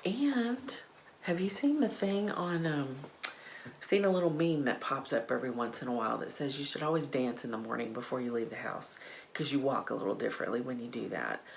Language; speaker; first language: English; native; English